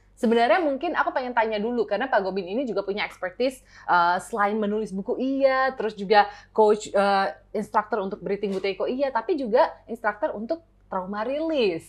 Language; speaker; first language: Indonesian; native; Indonesian